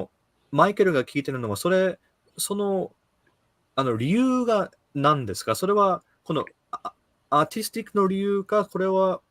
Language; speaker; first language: Japanese; early bilingual, heritage; Japanese